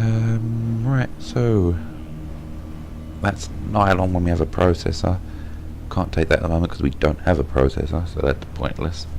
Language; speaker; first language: English; native; English